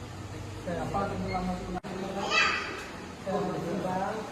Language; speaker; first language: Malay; non-native, learner; Rohingya